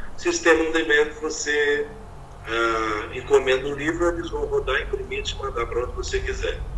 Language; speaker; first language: Portuguese; native; Portuguese